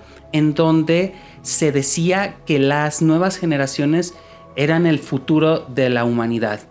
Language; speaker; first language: Spanish; native; Spanish